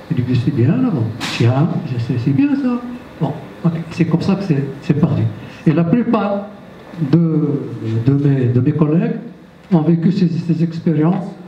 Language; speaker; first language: French; non-native, local second language; Berber languages